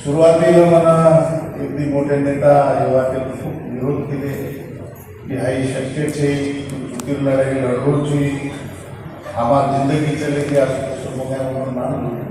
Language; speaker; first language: Marathi; non-native, local second language; Lambadi